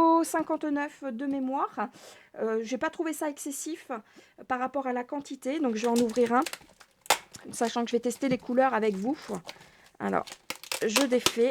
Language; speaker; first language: French; native; French